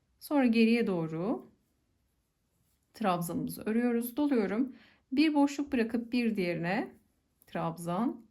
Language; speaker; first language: Turkish; native; Turkish